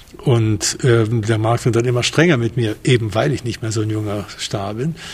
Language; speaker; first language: German; non-native, fluent; Spanish